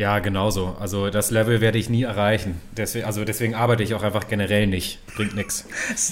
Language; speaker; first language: German; native; German